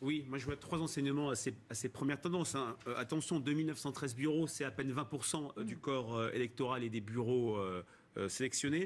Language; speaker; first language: French; native; French